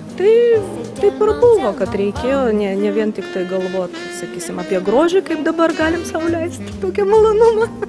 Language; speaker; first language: Lithuanian; non-native, local second language; Russian